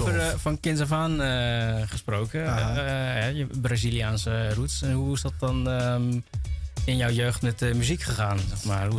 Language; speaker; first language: Dutch; native; Dutch